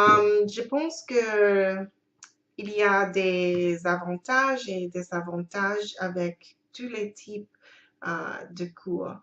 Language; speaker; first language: French; non-native, learner; English